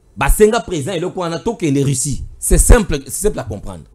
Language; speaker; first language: French; non-native, local second language; Lingala